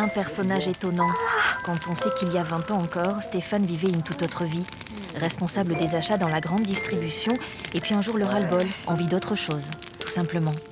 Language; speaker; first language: French; native; French